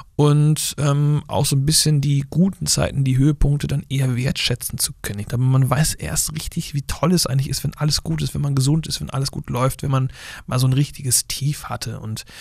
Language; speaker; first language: German; native; German